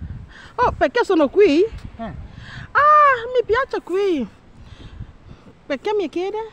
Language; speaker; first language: Italian; non-native, learner; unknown